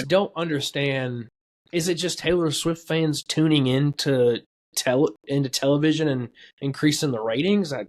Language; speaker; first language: English; native; English